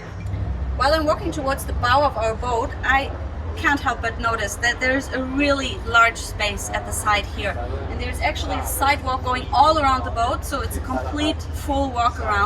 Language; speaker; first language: English; non-native, fluent; German